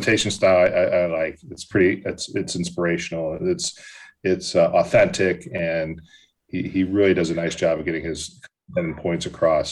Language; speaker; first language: English; native; English